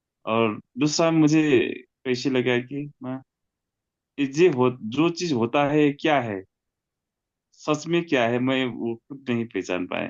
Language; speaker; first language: Hindi; non-native, learner; Nepali